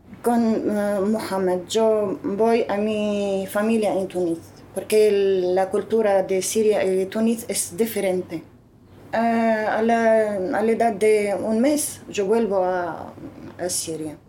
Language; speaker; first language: Spanish; non-native, learner; Arabic